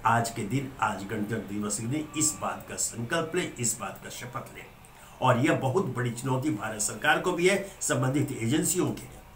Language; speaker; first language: Hindi; native; Hindi